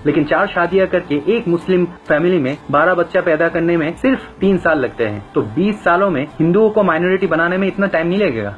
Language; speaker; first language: Hindi; non-native, fluent; Bangla